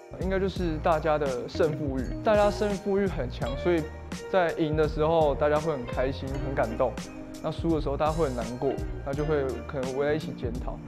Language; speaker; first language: Chinese; native; Chinese